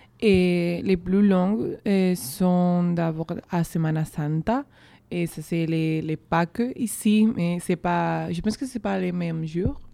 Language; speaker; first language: French; non-native, learner; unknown